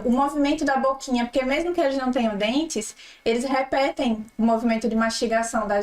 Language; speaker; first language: Portuguese; native; Portuguese